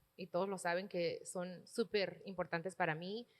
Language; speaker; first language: Spanish; early bilingual, heritage; Spanish